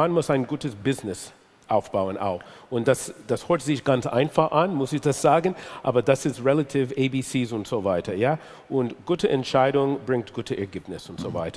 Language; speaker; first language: German; non-native, fluent; English